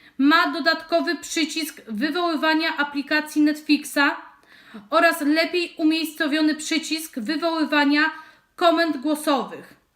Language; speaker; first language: Polish; native; Polish